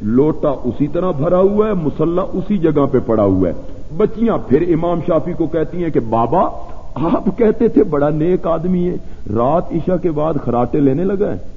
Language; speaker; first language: Urdu; non-native, local second language; Punjabi